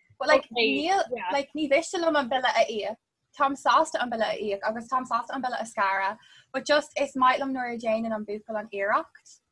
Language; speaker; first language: Irish; non-native, local second language; English